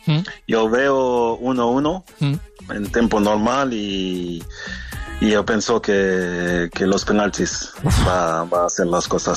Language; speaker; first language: Spanish; non-native, fluent; French